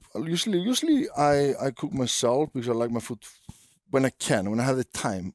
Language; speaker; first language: English; non-native, fluent; Icelandic